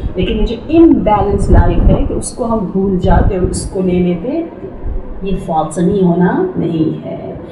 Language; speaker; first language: Urdu; early bilingual, heritage; Urdu